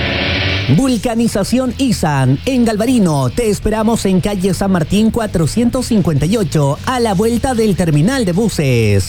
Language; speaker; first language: Spanish; native; Spanish